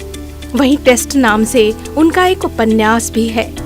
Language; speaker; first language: Hindi; native; Hindi